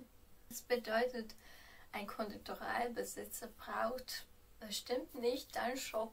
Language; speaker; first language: German; non-native, fluent; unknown